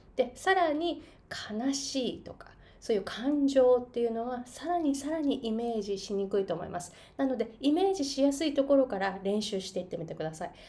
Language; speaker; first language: Japanese; native; Japanese